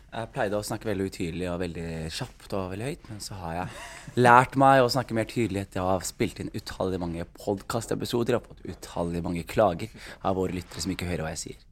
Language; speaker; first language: Norwegian; early bilingual, other home language; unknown